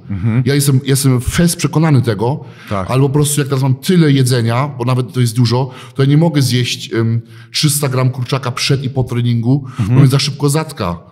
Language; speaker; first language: Polish; early bilingual, heritage; Polish